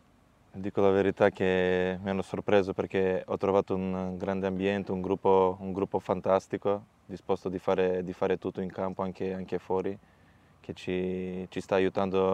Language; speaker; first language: Italian; non-native, fluent; Macedonian